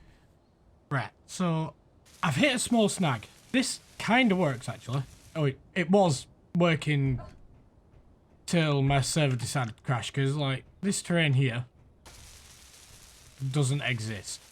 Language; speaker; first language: English; native; English